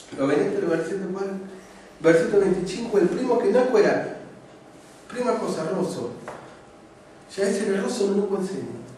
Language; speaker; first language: Italian; non-native, fluent; Spanish